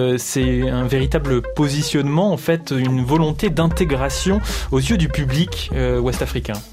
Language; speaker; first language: French; native; French